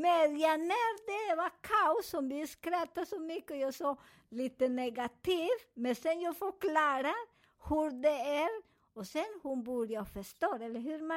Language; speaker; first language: Swedish; non-native, fluent; Spanish